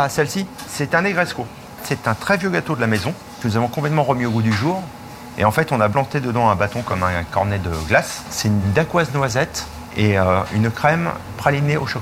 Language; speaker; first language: French; native; French